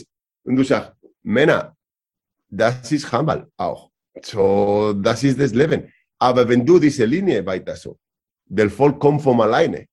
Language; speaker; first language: German; non-native, learner; Spanish